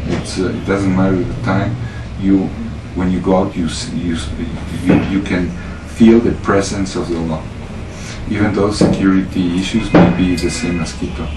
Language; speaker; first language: English; non-native, learner; Spanish